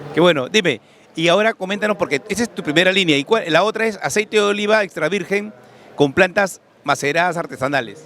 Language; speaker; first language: Spanish; native; Spanish